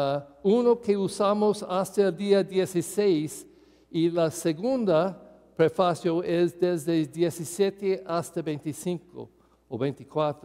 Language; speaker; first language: Spanish; non-native, fluent; English